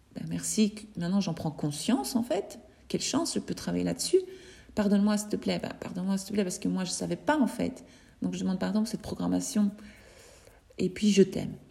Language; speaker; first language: French; native; French